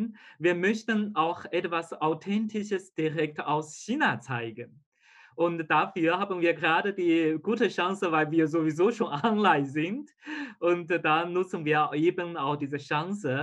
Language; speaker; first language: German; non-native, fluent; Chinese